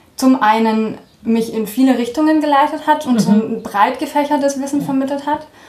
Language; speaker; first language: German; early bilingual, heritage; German